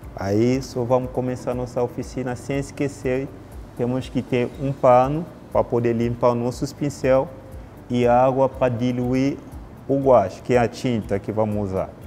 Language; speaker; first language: Portuguese; non-native, fluent; Lingala